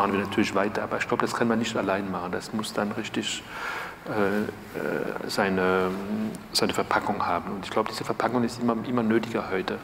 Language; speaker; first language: German; non-native, fluent; French